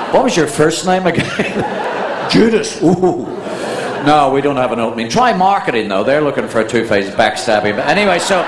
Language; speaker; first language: English; native; English